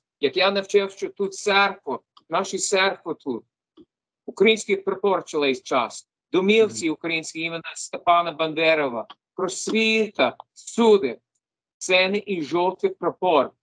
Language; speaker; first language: Ukrainian; early bilingual, heritage; Ukrainian